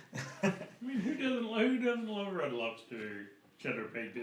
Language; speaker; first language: English; native; English